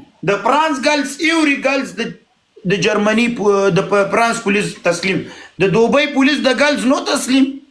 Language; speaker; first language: English; non-native, learner; Pashto